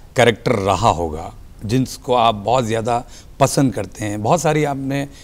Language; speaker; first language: Hindi; native; Hindi